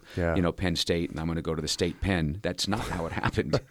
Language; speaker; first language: English; native; English